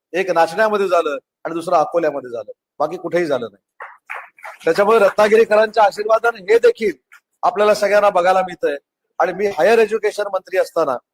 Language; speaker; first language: Marathi; native; Marathi